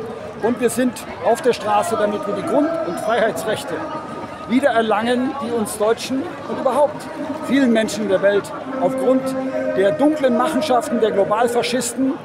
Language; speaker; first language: German; native; German